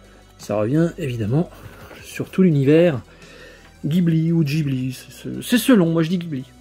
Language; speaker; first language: French; native; French